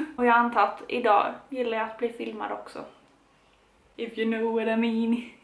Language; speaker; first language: Swedish; native; Swedish